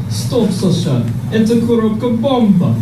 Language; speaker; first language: Russian; non-native, learner; English